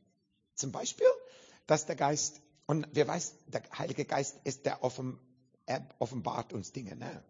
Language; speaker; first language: German; non-native, learner; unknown